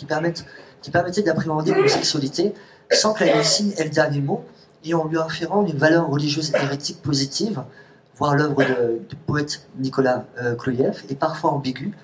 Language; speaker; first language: French; native; French